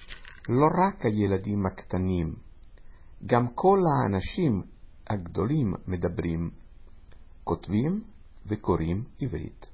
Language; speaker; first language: Hebrew; non-native, fluent; Italian